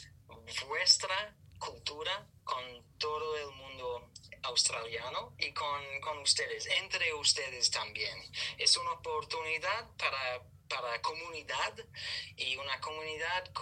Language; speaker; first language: Spanish; non-native, learner; English